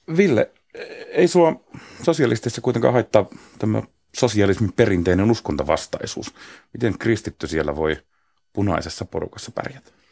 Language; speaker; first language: Finnish; native; Finnish